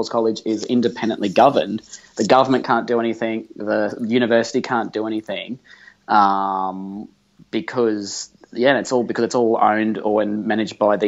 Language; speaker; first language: English; native; English